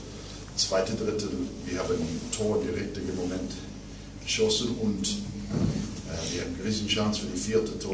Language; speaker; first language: German; non-native, fluent; English